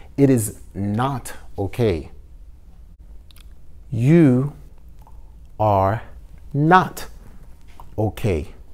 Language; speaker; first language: English; non-native, fluent; Haitian Creole